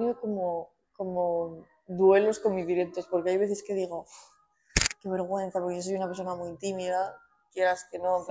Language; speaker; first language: Spanish; native; Spanish